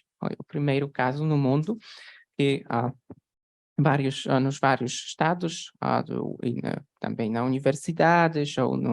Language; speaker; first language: Portuguese; non-native, fluent; Polish